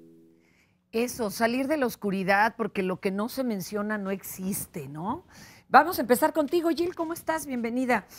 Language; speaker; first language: Spanish; native; Spanish